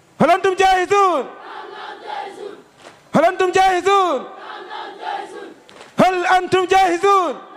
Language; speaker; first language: Arabic; non-native, learner; Wolof